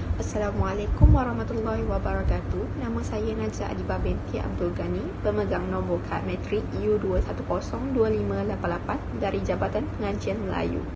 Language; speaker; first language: Malay; native; Malay